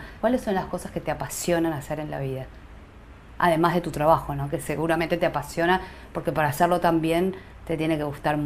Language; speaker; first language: Spanish; native; Spanish